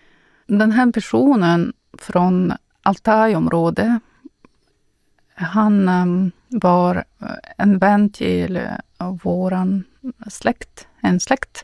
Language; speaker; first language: Swedish; non-native, fluent; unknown